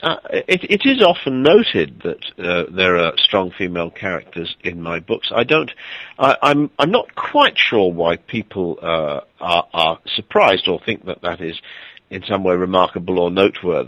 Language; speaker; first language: English; native; English